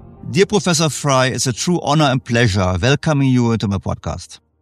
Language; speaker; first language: English; non-native, fluent; German